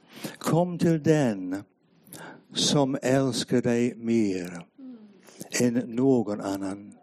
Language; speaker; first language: Swedish; non-native, fluent; English